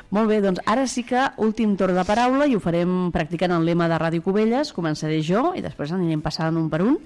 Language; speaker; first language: Catalan; native; Catalan